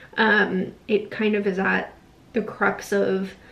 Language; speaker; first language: English; native; English